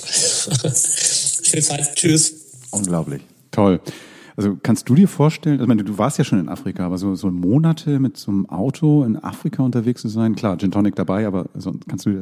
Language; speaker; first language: German; native; German